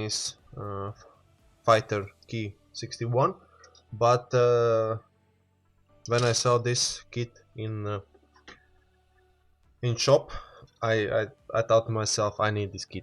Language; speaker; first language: English; non-native, learner; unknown